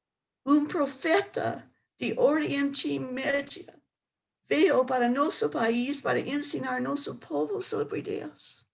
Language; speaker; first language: Portuguese; non-native, learner; English